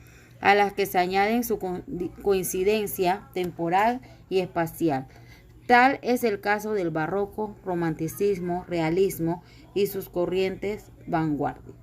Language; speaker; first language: Spanish; native; Spanish